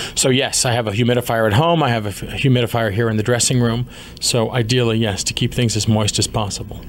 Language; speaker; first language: English; native; English